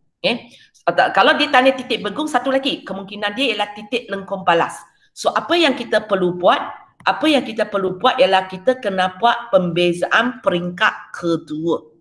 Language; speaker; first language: Malay; non-native, local second language; Chinese